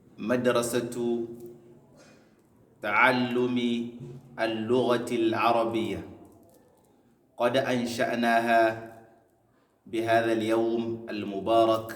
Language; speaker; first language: Arabic; non-native, fluent; Hausa